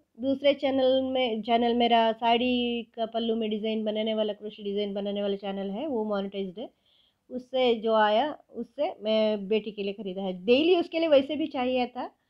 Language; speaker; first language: Hindi; non-native, local second language; Kannada